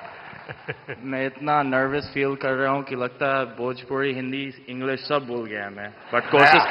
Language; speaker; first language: Hindi; non-native, fluent; English